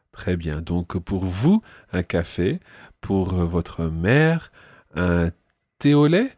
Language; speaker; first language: French; non-native, fluent; English